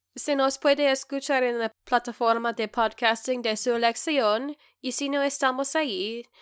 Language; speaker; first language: Spanish; non-native, learner; English